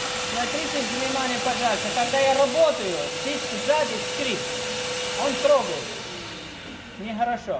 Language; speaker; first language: Russian; non-native, learner; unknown